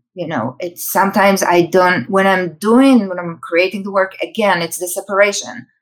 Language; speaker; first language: English; non-native, fluent; Hebrew